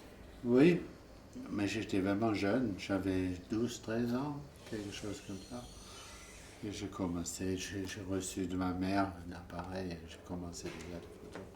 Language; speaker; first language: French; non-native, fluent; German